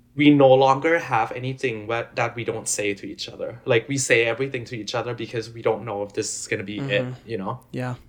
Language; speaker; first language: English; non-native, fluent; Thai